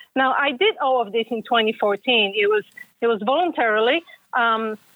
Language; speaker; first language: English; non-native, fluent; Bulgarian